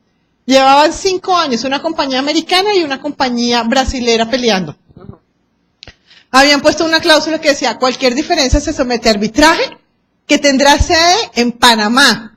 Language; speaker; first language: Spanish; native; Spanish